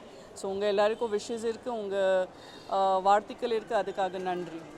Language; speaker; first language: Tamil; non-native, fluent; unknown